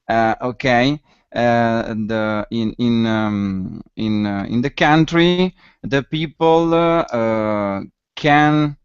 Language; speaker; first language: English; non-native, learner; Italian